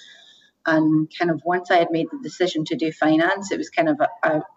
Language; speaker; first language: English; native; English